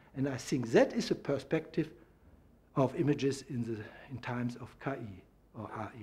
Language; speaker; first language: English; non-native, fluent; German